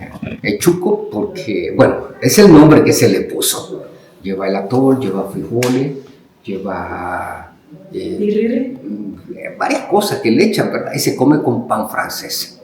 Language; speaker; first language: Spanish; native; Spanish